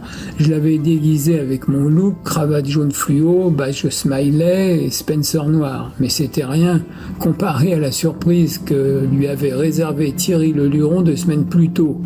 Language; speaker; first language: French; native; French